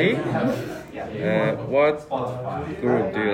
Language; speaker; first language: English; non-native, learner; Japanese